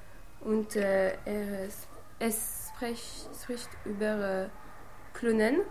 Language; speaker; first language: German; non-native, learner; French